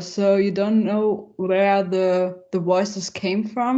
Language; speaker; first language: English; non-native, fluent; German